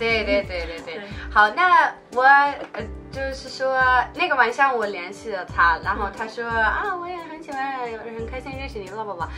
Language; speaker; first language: Chinese; non-native, fluent; Danish